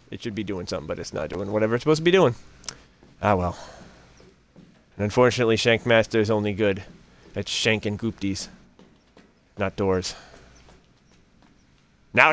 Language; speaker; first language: English; native; English